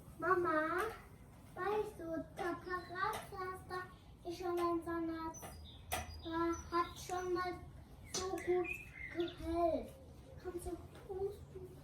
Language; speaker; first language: German; early bilingual, other home language; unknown